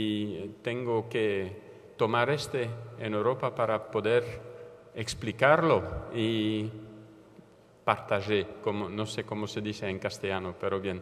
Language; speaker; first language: Spanish; non-native, learner; French